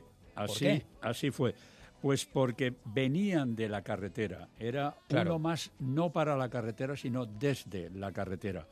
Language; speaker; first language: Spanish; native; Spanish